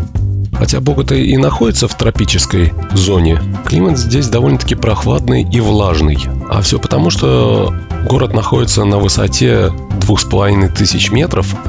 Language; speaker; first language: Russian; native; Russian